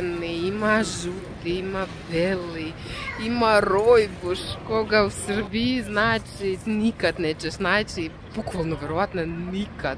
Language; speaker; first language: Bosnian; non-native, learner; Russian